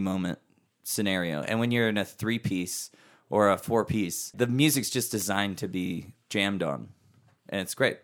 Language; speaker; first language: English; native; English